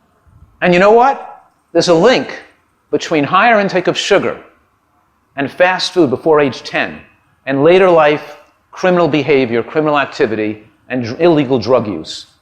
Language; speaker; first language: English; native; English